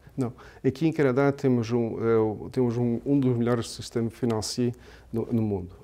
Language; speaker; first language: Portuguese; early bilingual, heritage; English